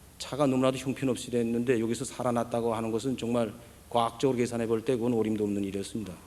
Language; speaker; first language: Korean; native; Korean